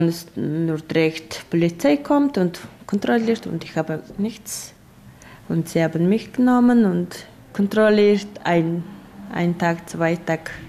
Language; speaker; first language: German; non-native, learner; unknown